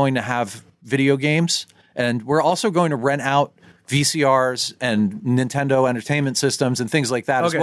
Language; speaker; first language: English; native; English